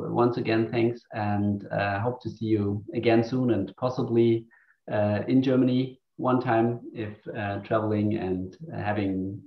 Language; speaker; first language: English; non-native, fluent; German